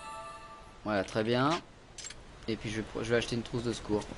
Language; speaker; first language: French; native; French